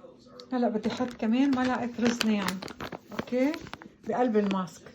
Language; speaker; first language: Arabic; native; Arabic